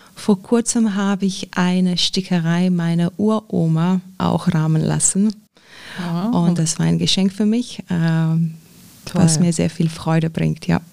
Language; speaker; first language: German; non-native, fluent; Lithuanian